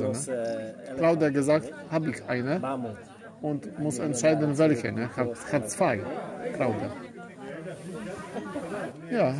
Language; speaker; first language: German; non-native, learner; Polish